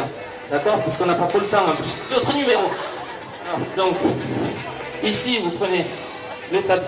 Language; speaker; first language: French; native; French